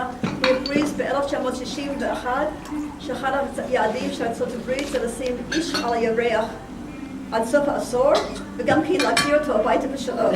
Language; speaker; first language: Hebrew; non-native, fluent; English